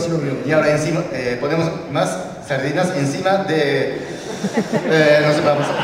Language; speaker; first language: Spanish; non-native, learner; Japanese